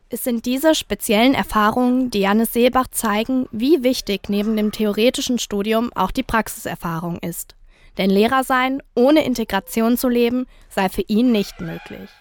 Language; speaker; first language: German; native; German